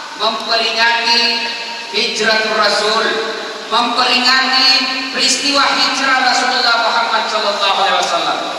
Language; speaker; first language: Indonesian; non-native, local second language; Buginese